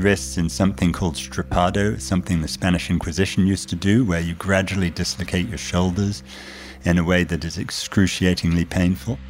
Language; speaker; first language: English; native; English